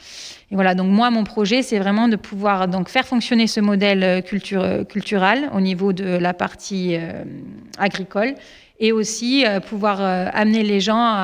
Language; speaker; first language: French; native; French